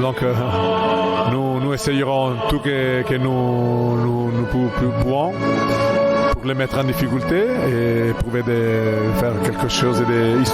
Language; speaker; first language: French; non-native, fluent; Italian